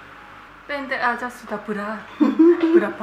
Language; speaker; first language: Indonesian; non-native, learner; Korean